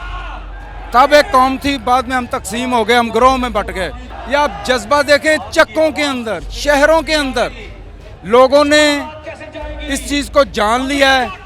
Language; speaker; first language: Urdu; non-native, local second language; Punjabi